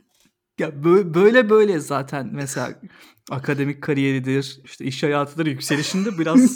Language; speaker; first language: Turkish; native; Turkish